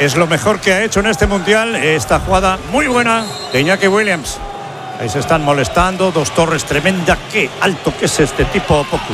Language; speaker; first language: Spanish; native; Spanish